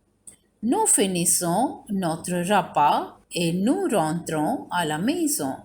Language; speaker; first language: French; non-native, fluent; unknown